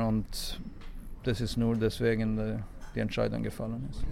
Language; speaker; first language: German; non-native, fluent; Swedish